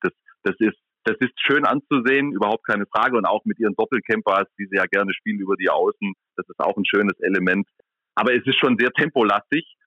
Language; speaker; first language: German; native; German